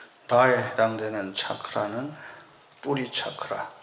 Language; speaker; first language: Korean; native; Korean